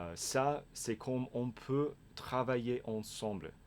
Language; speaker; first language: French; non-native, fluent; English